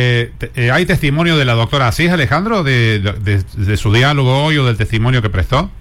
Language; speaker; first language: Spanish; native; Spanish